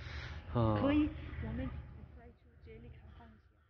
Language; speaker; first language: Chinese; non-native, learner; Persian